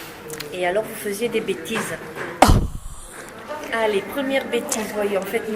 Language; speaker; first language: French; native; French